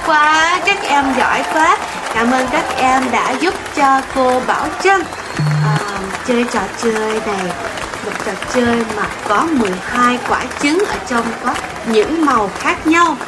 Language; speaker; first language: Vietnamese; native; Vietnamese